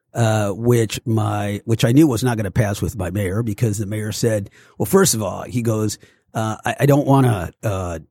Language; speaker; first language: English; early bilingual, other home language; Spanish